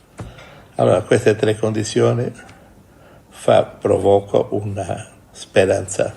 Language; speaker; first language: Italian; non-native, fluent; Portuguese